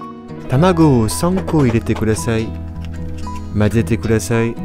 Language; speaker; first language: Japanese; non-native, learner; French